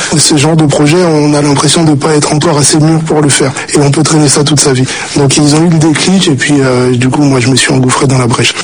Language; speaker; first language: French; early bilingual, other home language; Haitian Creole